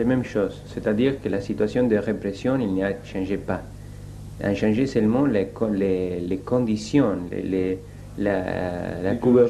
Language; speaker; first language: French; non-native, fluent; Spanish